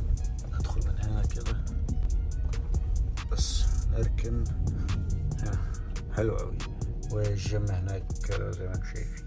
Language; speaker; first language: Arabic; native; Arabic